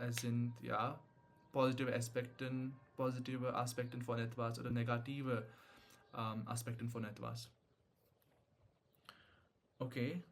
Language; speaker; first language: German; non-native, fluent; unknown